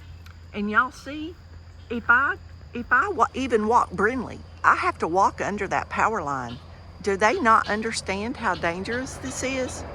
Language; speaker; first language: English; native; English